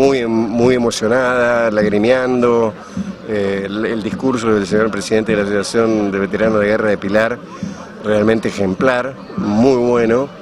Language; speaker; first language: Spanish; native; Spanish